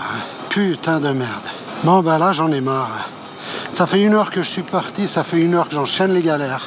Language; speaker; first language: French; native; French